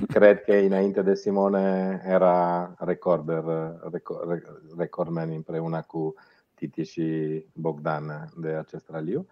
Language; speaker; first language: Romanian; non-native, fluent; Italian